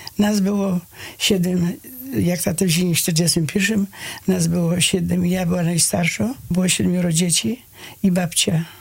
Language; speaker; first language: Polish; early bilingual, heritage; Polish